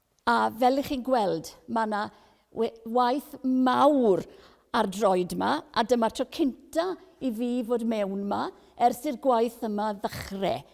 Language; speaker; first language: Welsh; native; Welsh